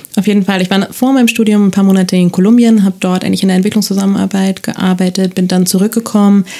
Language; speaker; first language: German; non-native, fluent; Spanish